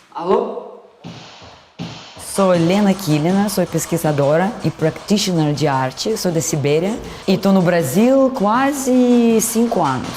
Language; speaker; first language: Portuguese; non-native, fluent; Russian